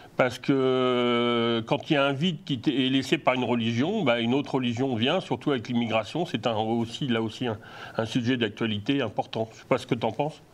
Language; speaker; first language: French; native; French